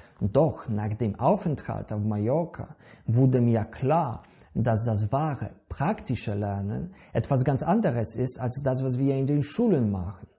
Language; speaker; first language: German; non-native, fluent; Polish